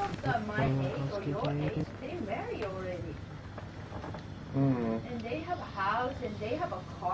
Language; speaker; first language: English; non-native, learner; Japanese